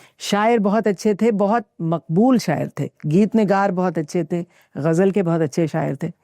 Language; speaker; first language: Urdu; native; Urdu